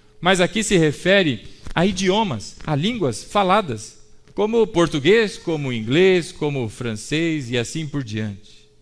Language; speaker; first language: Portuguese; native; Portuguese